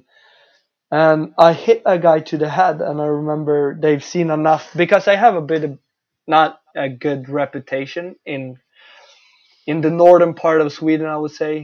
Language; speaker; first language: English; non-native, fluent; Swedish